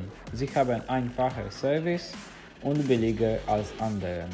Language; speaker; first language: German; non-native, learner; Polish